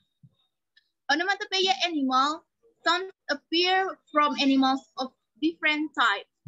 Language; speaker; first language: English; non-native, learner; Indonesian